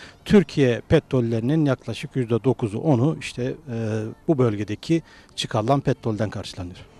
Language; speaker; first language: Turkish; native; Turkish